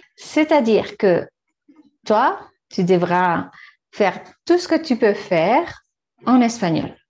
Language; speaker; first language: French; non-native, fluent; Spanish